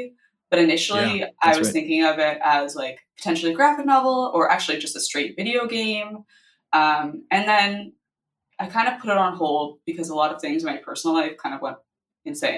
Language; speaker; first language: English; native; English